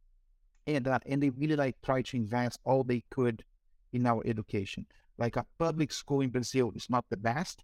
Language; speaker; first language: English; non-native, fluent; Portuguese